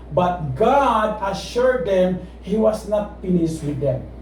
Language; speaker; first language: English; non-native, local second language; Filipino